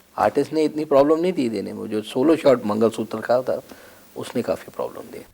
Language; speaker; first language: Hindi; native; Hindi